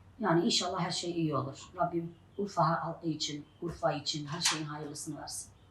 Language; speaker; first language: Turkish; non-native, local second language; Arabic